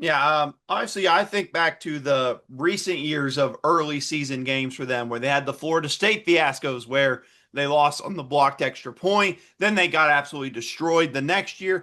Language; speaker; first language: English; native; English